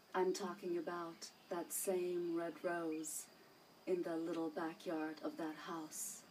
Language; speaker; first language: English; early bilingual, other home language; Persian